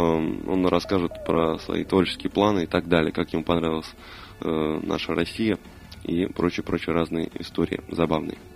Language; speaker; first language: Russian; native; Russian